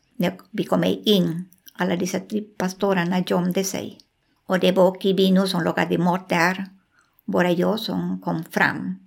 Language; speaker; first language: Swedish; non-native, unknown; Spanish